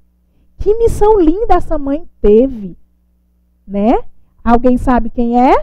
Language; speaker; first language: Portuguese; native; Portuguese